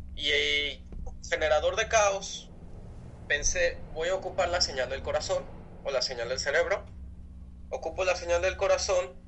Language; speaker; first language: Spanish; native; Spanish